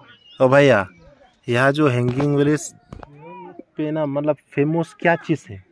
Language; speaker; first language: Hindi; non-native, local second language; Karbi